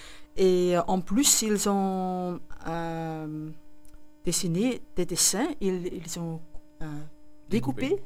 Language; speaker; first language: French; non-native, local second language; Dutch